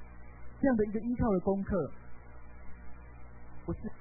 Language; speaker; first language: Chinese; native; Chinese